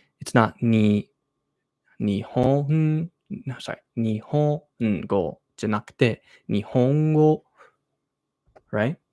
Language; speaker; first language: Japanese; non-native, learner; English